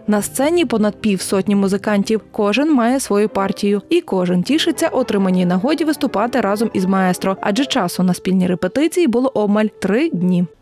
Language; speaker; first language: Ukrainian; native; Ukrainian